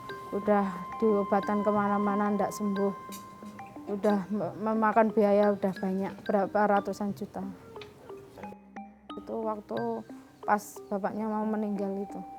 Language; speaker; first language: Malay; non-native, local second language; Javanese